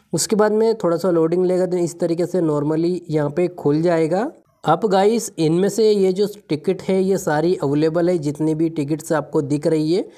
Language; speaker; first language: Hindi; native; Hindi